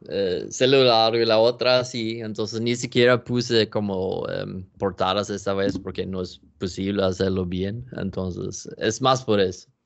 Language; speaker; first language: Spanish; non-native, learner; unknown